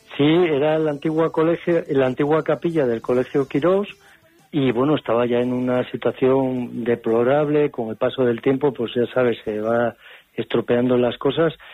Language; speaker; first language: Spanish; native; Spanish